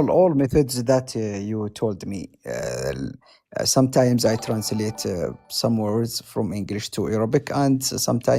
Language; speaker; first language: English; non-native, learner; Arabic